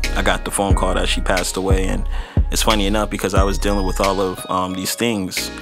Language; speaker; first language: English; native; English